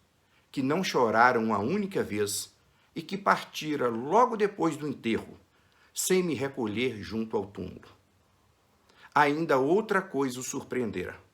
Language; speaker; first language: Portuguese; native; Portuguese